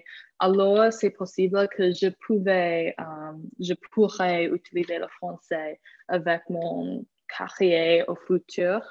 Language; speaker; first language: French; non-native, fluent; English